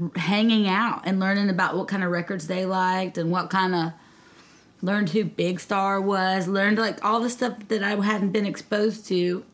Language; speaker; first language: English; native; English